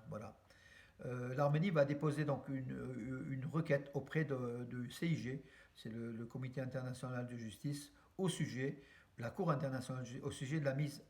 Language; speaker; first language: French; native; French